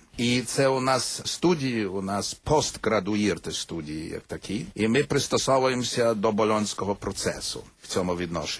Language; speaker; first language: Ukrainian; early bilingual, heritage; Ukrainian